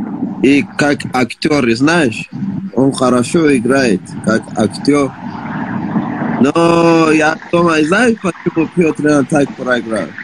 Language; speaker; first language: Russian; non-native, learner; Persian